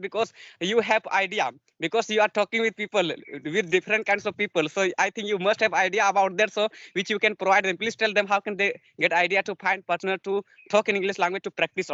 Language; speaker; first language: English; non-native, learner; Santali